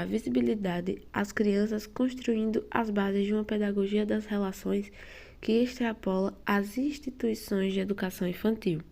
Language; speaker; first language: Portuguese; native; Portuguese